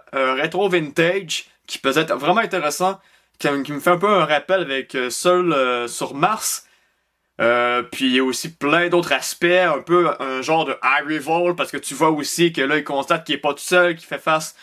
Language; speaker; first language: French; native; French